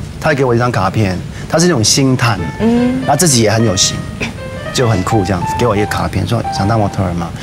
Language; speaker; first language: Chinese; non-native, local second language; Cantonese